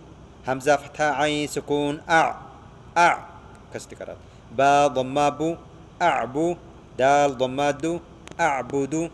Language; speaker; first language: Arabic; non-native, fluent; Oromo